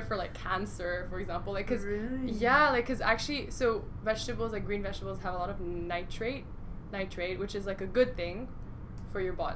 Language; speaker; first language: English; non-native, local second language; Cantonese